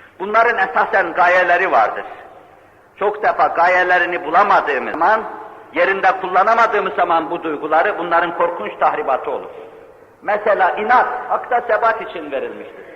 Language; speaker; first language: Turkish; native; Turkish